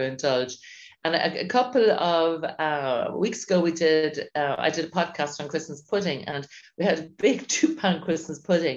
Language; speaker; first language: English; native; English